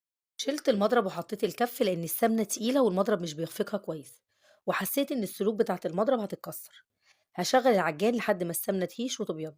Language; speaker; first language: Arabic; native; Arabic